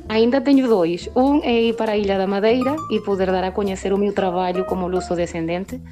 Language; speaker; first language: Portuguese; early bilingual, other home language; Spanish